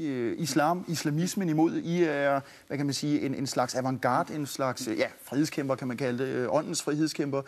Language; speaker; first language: Danish; native; Danish